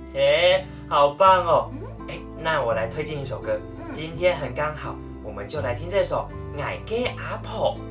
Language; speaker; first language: Chinese; native; Chinese